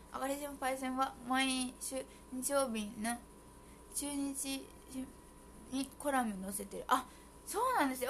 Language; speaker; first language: Japanese; early bilingual, heritage; Japanese